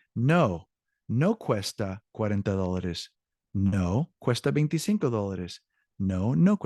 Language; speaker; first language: Spanish; non-native, fluent; English